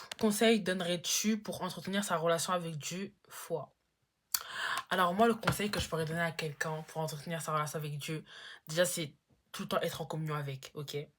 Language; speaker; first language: French; native; French